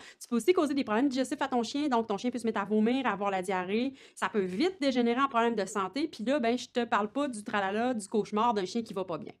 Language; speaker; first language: French; native; French